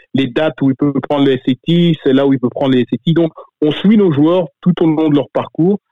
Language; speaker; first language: French; native; French